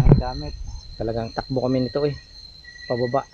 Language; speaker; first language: Filipino; native; Filipino